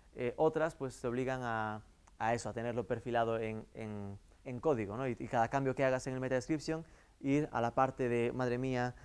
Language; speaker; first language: Spanish; native; Spanish